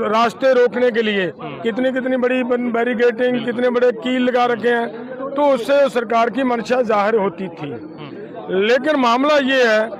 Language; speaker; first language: Hindi; non-native, local second language; Punjabi